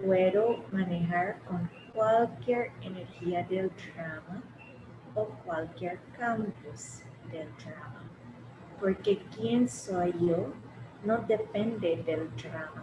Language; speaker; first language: Spanish; early bilingual, heritage; English